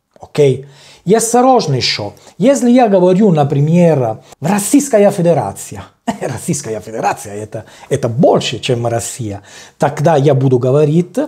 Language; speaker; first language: Russian; non-native, learner; Italian